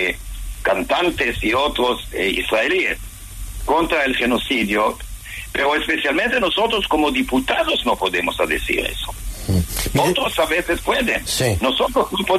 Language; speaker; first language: Spanish; non-native, fluent; Hebrew